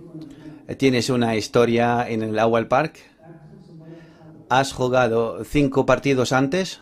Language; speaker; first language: Spanish; non-native, fluent; Arabic